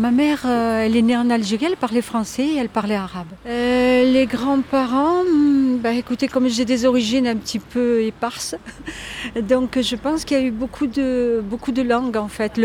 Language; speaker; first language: French; native; French